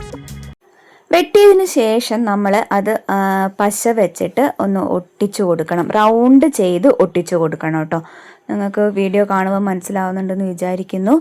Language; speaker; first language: Malayalam; native; Malayalam